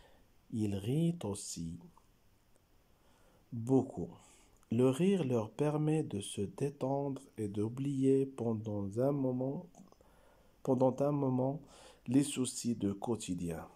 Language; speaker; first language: French; non-native, local second language; Arabic